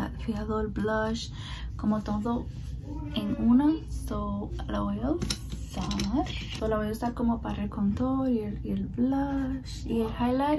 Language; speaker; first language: Spanish; early bilingual, heritage; Spanish